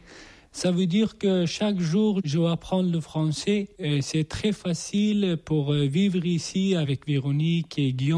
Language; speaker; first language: French; non-native, learner; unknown